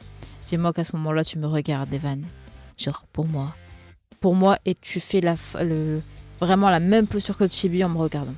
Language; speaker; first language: French; native; French